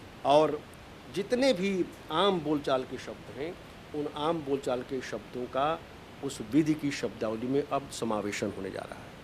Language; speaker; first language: Hindi; native; Hindi